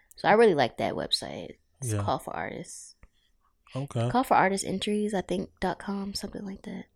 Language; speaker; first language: English; native; English